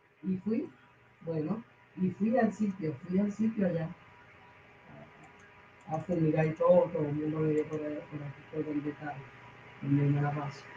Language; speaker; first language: Spanish; native; Spanish